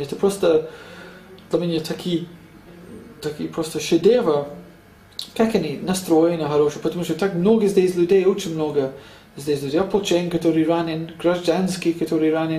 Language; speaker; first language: Russian; non-native, learner; English